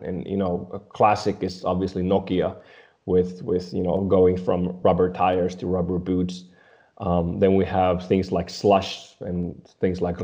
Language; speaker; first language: English; non-native, fluent; Swedish